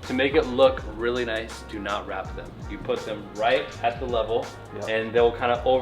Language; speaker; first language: English; native; English